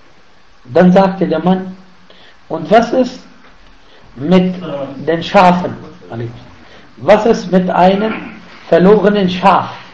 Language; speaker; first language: German; non-native, fluent; Arabic